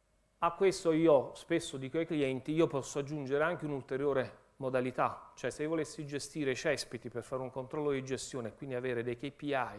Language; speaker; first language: Italian; native; Italian